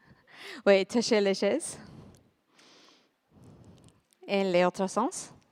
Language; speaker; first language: French; non-native, learner; English